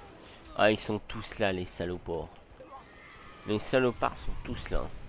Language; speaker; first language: French; native; French